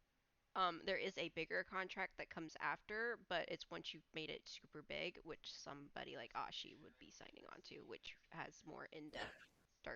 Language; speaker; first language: English; native; English